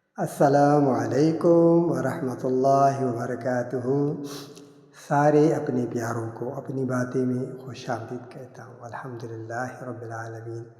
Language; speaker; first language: Urdu; non-native, local second language; Sindhi